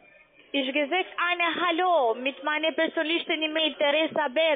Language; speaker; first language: German; non-native, learner; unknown